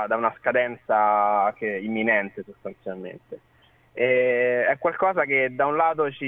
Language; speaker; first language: Italian; native; Italian